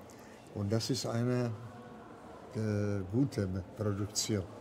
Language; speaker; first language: German; non-native, fluent; Czech